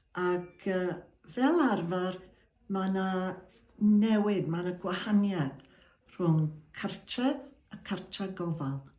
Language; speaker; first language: Welsh; native; Welsh